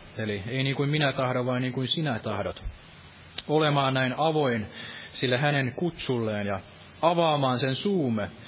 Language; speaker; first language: Finnish; native; Finnish